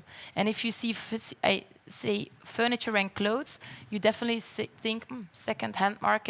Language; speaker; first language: English; non-native, fluent; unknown